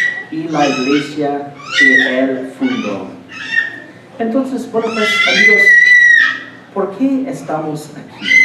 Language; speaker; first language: Spanish; non-native, fluent; English